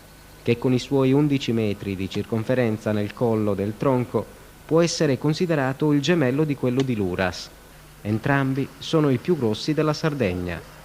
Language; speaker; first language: Italian; native; Italian